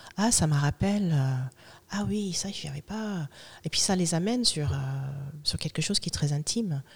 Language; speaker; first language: French; non-native, fluent; English